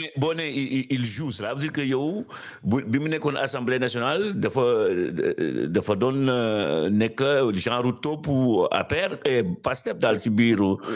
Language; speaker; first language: French; non-native, local second language; Wolof